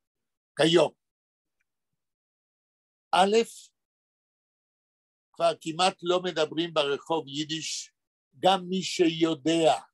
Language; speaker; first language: Hebrew; non-native, fluent; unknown